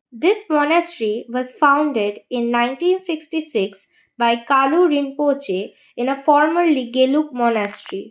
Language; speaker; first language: English; non-native, local second language; Bangla